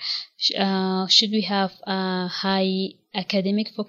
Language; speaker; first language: English; non-native, local second language; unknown